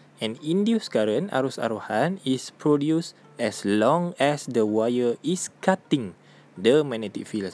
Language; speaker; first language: English; non-native, local second language; Malay